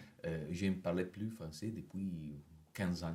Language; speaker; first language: French; non-native, fluent; Italian